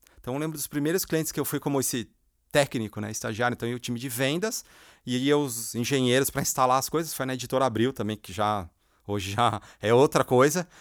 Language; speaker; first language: Portuguese; native; Portuguese